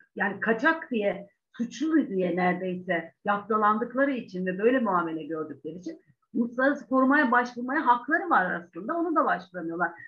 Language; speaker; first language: Turkish; native; Turkish